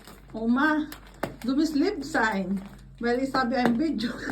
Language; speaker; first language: German; non-native, learner; Filipino